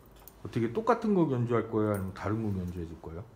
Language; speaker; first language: Korean; native; Korean